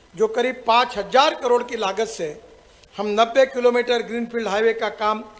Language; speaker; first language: Hindi; non-native, local second language; Marathi